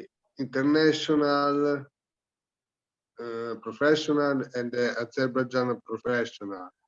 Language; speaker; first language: English; non-native, learner; Italian